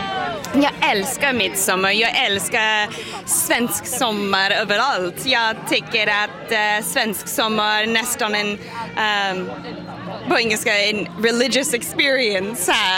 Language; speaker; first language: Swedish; non-native, fluent; English